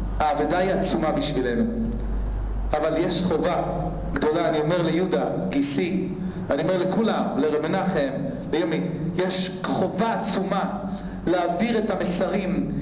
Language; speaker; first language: Hebrew; native; Hebrew